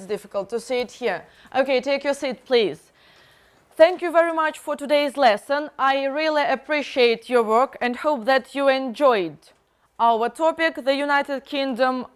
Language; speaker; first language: English; non-native, fluent; Russian